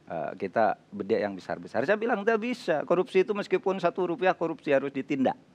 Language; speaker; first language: Indonesian; non-native, local second language; Madurese